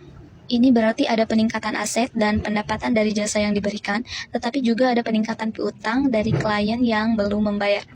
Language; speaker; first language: Indonesian; native; Indonesian